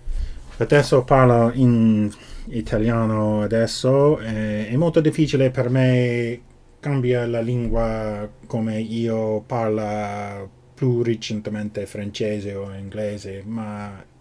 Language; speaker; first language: Italian; non-native, learner; English